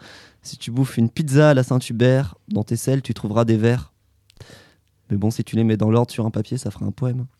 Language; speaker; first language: French; native; French